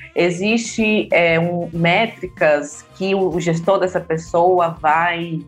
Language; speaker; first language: Portuguese; native; Portuguese